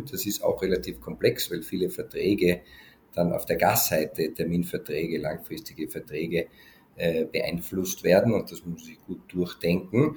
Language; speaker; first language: German; native; German